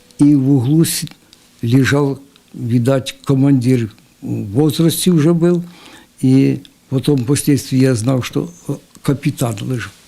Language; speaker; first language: Russian; non-native, local second language; Ukrainian